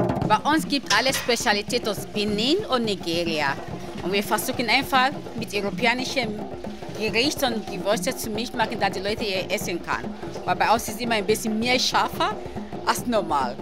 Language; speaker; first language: German; non-native, learner; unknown